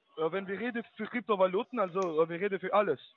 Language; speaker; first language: German; non-native, learner; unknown